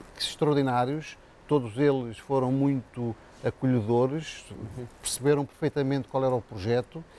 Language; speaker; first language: Portuguese; native; Portuguese